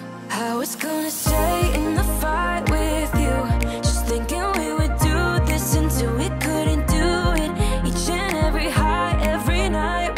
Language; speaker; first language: English; native; English